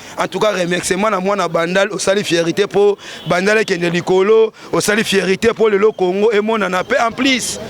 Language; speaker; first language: Lingala; native; Lingala